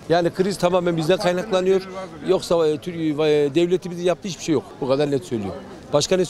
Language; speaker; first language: Turkish; native; Turkish